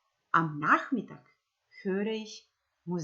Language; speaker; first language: German; non-native, fluent; Macedonian